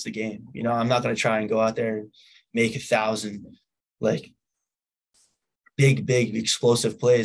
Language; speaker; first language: English; native; English